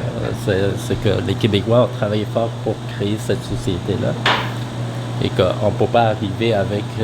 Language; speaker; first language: French; non-native, fluent; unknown